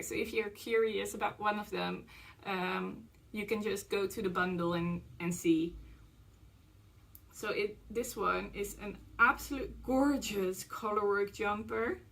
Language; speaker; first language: English; non-native, fluent; Dutch